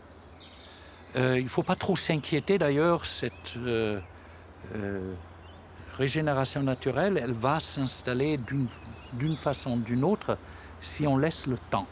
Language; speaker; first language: French; native; French